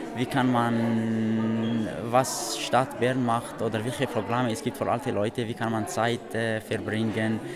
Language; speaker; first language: German; non-native, learner; Arabic